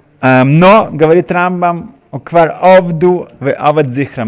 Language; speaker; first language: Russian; native; Russian